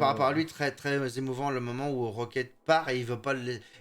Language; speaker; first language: French; native; French